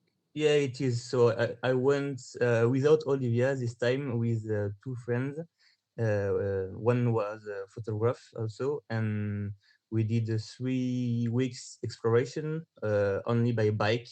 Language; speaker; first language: English; non-native, learner; French